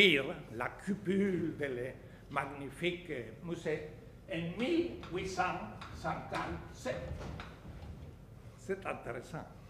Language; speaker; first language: French; non-native, fluent; Spanish